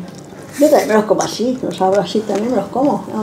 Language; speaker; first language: Spanish; native; Spanish